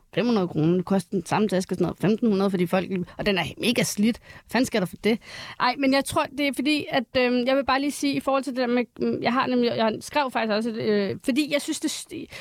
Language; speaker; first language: Danish; early bilingual, other home language; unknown